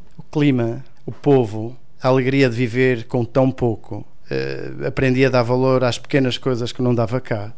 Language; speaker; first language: Portuguese; native; Portuguese